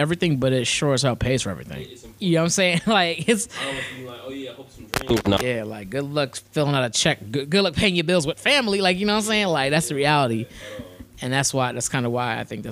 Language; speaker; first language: English; native; English